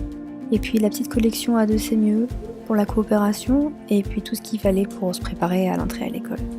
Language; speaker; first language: French; native; French